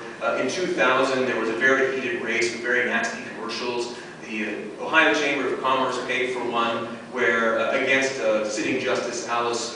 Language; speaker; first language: English; native; English